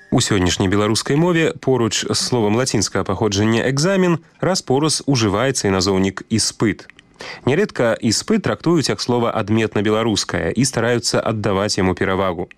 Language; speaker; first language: Belarusian; native; Belarusian